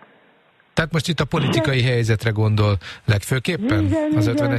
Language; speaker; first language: Hungarian; native; Hungarian